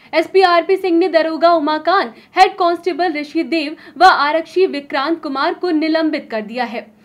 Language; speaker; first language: Hindi; native; Hindi